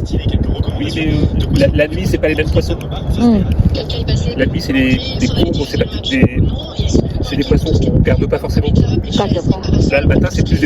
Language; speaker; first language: French; native; French